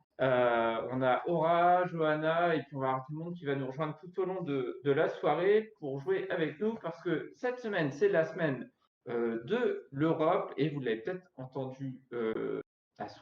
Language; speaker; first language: French; native; French